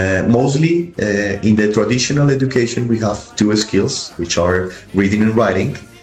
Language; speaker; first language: English; non-native, fluent; Spanish